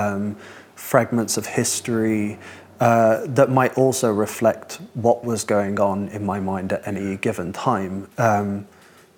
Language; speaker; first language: English; native; English